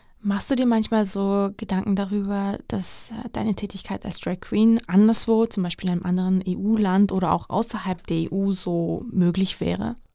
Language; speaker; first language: German; early bilingual, other home language; Georgian